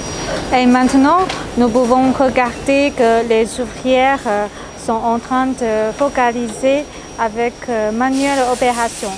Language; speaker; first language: French; non-native, learner; Chinese